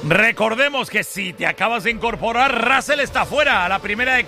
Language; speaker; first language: Spanish; native; Spanish